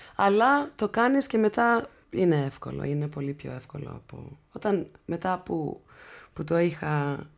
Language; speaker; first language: Greek; early bilingual, heritage; English